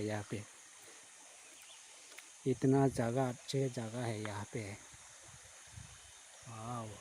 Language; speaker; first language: Hindi; non-native, local second language; Kok Borok